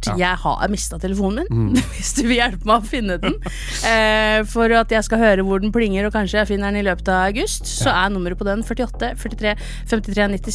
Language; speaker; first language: Norwegian; native; Norwegian